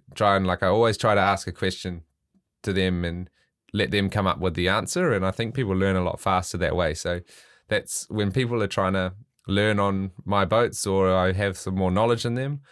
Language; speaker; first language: English; native; English